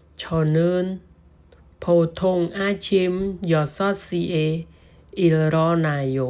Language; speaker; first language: Korean; non-native, learner; Khmer